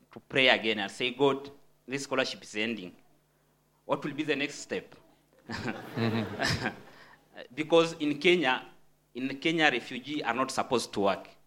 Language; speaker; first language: English; non-native, fluent; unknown